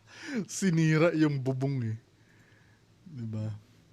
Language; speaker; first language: Filipino; native; Filipino